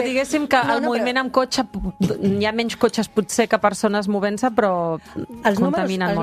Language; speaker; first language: Catalan; native; Catalan